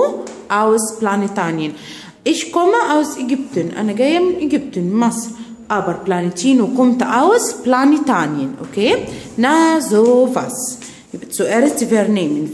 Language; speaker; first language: German; non-native, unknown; Arabic